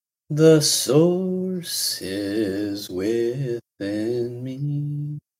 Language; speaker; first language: English; native; English